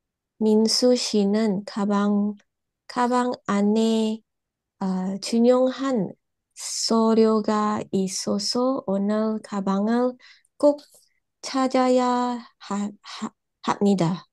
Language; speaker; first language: Korean; non-native, learner; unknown